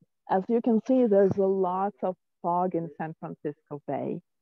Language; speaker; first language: English; non-native, fluent; Ukrainian